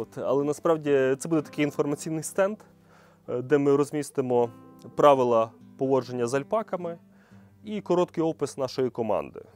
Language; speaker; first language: Ukrainian; native; Ukrainian